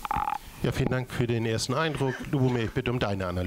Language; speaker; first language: German; native; German